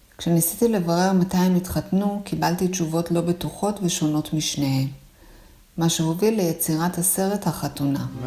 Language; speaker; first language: Hebrew; early bilingual, other home language; Persian